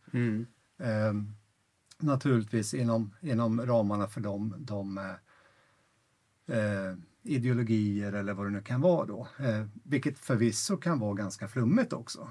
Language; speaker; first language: Swedish; native; Swedish